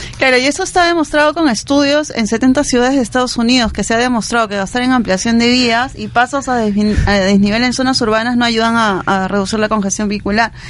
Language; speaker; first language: Spanish; native; Spanish